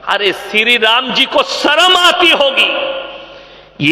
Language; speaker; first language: Hindi; non-native, local second language; Bangla